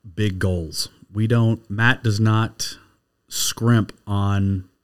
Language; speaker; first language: English; native; English